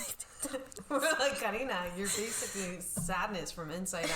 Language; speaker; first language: English; non-native, local second language; Spanish